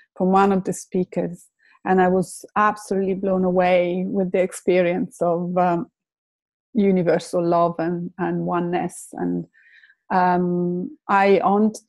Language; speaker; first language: English; non-native, fluent; Italian